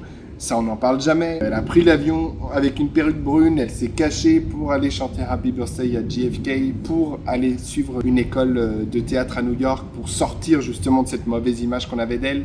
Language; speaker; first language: French; native; French